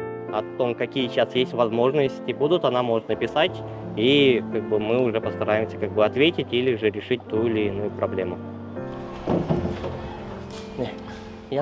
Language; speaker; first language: Russian; native; Russian